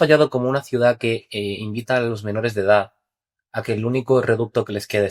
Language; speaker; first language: Spanish; native; Spanish